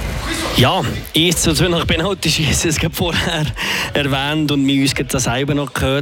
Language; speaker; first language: German; native; German